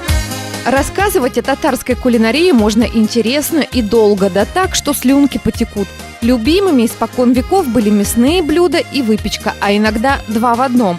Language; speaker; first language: Russian; native; Russian